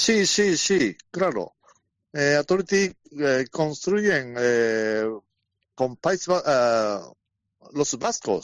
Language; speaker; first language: Spanish; non-native, learner; Japanese